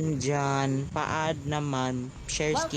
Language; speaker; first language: Filipino; native; Filipino